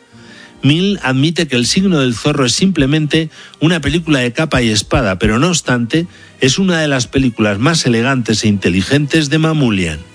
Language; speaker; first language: Spanish; native; Spanish